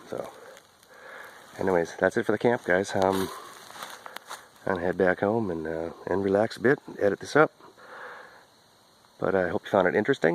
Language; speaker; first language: English; native; English